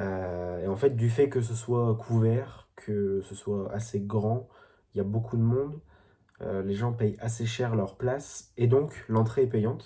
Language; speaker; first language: French; native; French